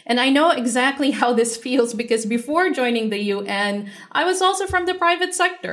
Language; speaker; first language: English; non-native, local second language; Filipino